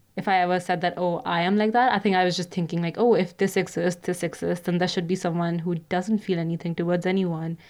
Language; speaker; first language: English; non-native, local second language; Hindi